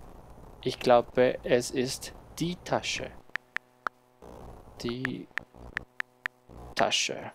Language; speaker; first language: German; non-native, learner; Spanish